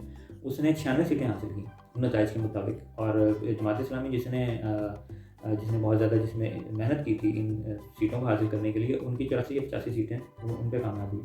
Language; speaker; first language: Urdu; native; Urdu